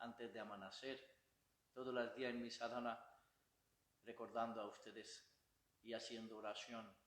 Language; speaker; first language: Spanish; non-native, learner; Bangla